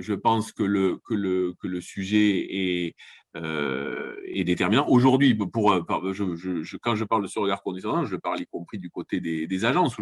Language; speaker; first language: French; native; French